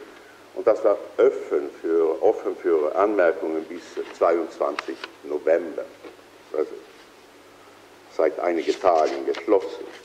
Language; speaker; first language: German; non-native, fluent; Swedish